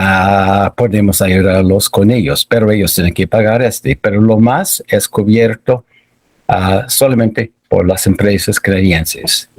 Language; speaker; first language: Spanish; non-native, fluent; English